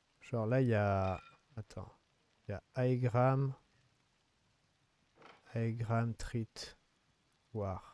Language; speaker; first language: French; native; French